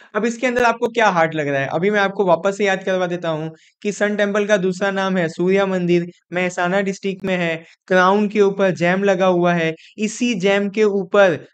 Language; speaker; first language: Hindi; non-native, local second language; Gujarati